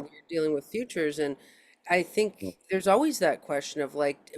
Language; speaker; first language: English; native; English